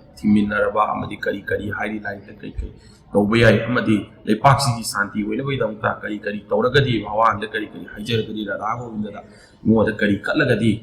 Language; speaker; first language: Manipuri; native; Manipuri